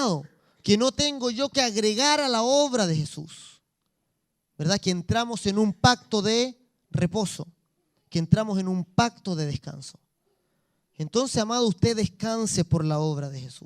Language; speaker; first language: Spanish; native; Spanish